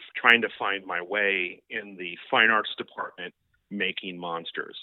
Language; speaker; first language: English; native; English